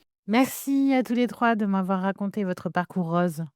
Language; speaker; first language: French; native; French